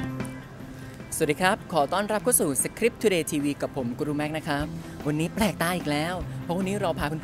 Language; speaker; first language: Thai; native; Thai